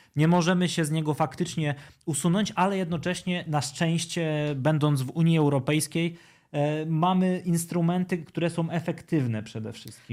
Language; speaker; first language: Polish; native; Polish